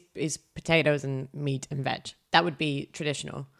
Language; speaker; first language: English; non-native, fluent; Dutch